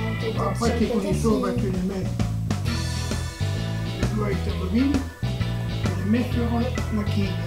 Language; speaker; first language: French; native; French